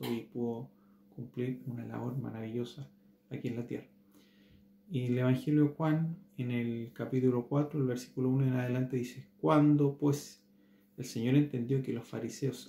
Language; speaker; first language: Spanish; native; Spanish